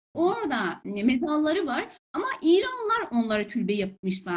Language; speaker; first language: Turkish; non-native, fluent; Persian